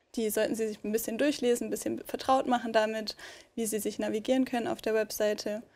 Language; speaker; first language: German; native; German